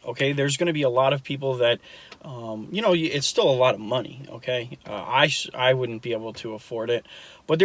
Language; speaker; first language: English; native; English